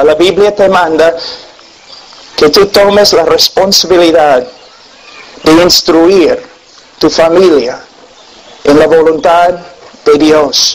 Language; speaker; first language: Spanish; non-native, fluent; English